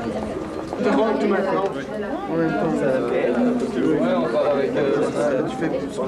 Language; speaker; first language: French; native; French